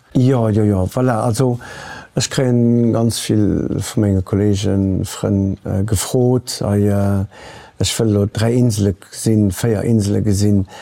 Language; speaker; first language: Luxembourgish; early bilingual, other home language; Portuguese